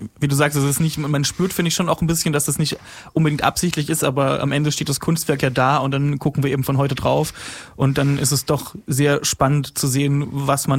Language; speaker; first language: German; native; German